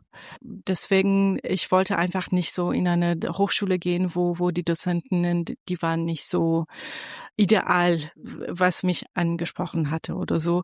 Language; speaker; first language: German; non-native, fluent; Persian